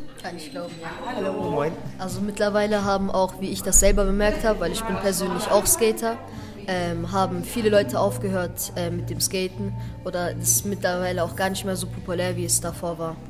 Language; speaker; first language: German; native; German